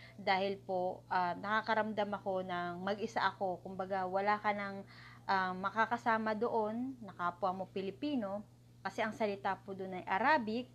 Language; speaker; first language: Filipino; native; Filipino